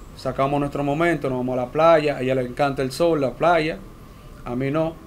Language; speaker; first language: Spanish; native; Spanish